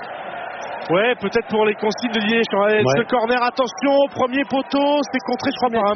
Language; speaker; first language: French; native; French